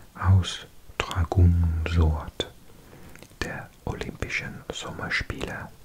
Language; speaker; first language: German; non-native, learner; English